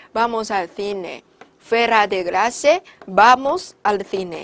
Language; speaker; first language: Spanish; non-native, fluent; Chinese